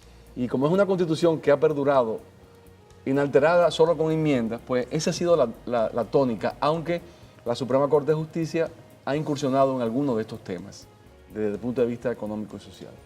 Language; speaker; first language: Spanish; native; Spanish